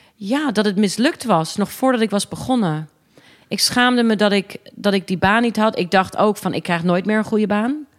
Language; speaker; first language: Dutch; early bilingual, other home language; English